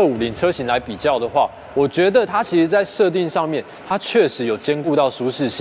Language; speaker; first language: Chinese; native; Chinese